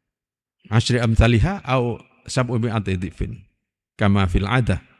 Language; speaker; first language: Arabic; non-native, fluent; Indonesian